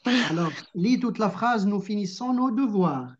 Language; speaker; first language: French; non-native, local second language; Arabic